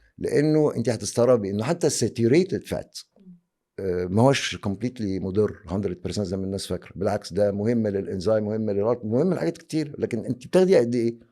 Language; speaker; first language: Egyptian Arabic; native; Egyptian Arabic